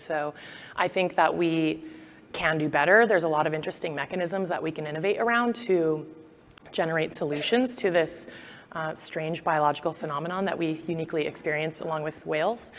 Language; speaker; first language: English; native; English